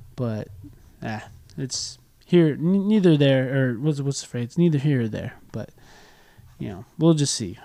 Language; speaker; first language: English; native; English